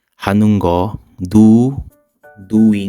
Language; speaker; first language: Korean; non-native, fluent; Filipino